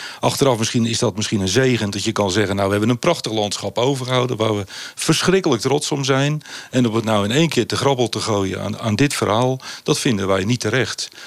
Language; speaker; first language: Dutch; native; Dutch